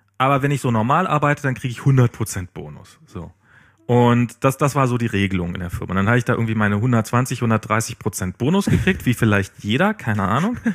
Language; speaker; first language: German; native; German